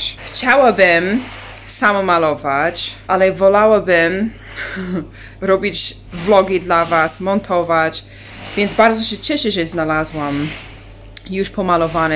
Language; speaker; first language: Polish; early bilingual, heritage; English